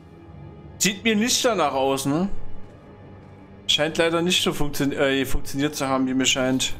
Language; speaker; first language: German; native; German